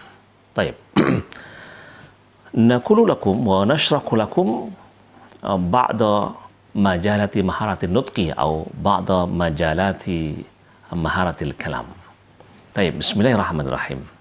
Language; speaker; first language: Arabic; non-native, fluent; Indonesian